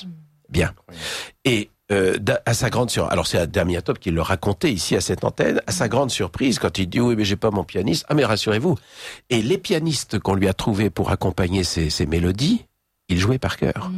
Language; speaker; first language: French; native; French